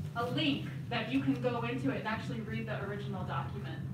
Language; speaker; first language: English; native; English